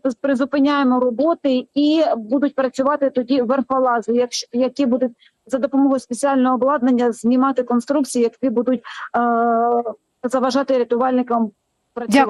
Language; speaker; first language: Ukrainian; native; Ukrainian